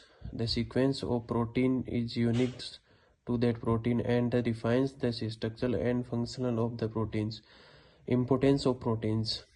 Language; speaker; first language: English; non-native, learner; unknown